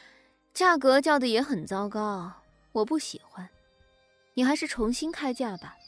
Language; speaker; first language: Chinese; native; Chinese